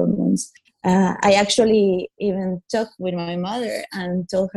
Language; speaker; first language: English; non-native, fluent; Italian